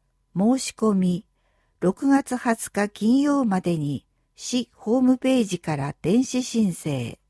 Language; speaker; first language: Japanese; native; Japanese